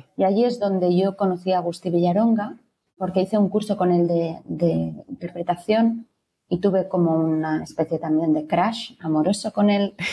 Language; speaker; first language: Spanish; native; Spanish